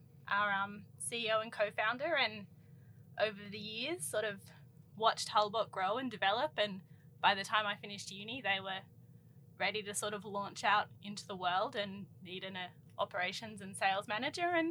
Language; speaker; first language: English; native; English